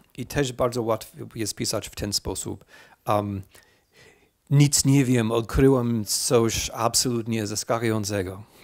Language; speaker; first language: Polish; non-native, fluent; English